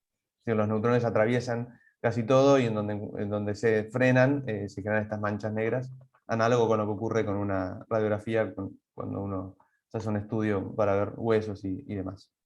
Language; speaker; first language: Spanish; native; Spanish